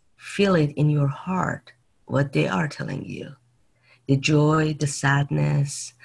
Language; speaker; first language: English; non-native, fluent; Persian